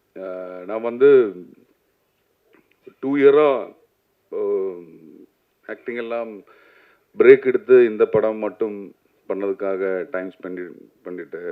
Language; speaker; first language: Tamil; non-native, learner; Malayalam